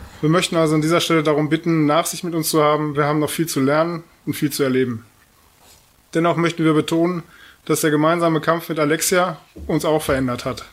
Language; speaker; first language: German; native; German